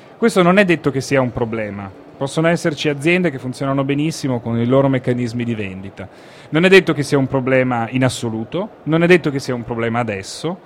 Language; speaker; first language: Italian; native; Italian